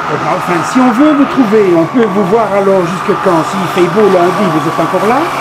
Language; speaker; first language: French; native; French